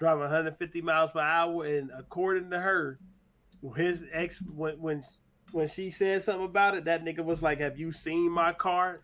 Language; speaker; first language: English; native; English